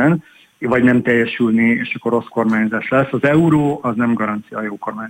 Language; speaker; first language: Hungarian; native; Hungarian